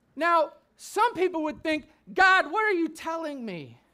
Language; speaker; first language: English; native; English